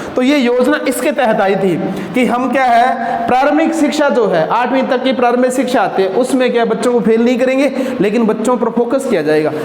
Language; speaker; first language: Hindi; non-native, local second language; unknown